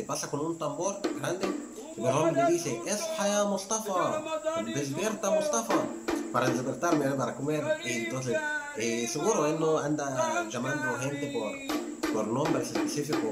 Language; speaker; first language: Spanish; non-native, learner; Arabic